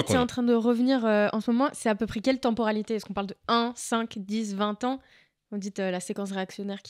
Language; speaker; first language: French; native; French